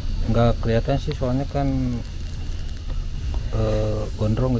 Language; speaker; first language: Indonesian; early bilingual, other home language; Sundanese